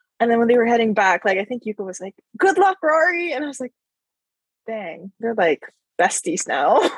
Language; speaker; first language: English; non-native, local second language; Filipino